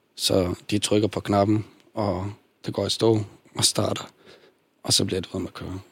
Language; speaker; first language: Danish; early bilingual, other home language; Bosnian